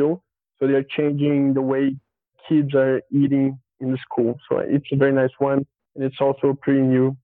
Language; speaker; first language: English; non-native, fluent; Portuguese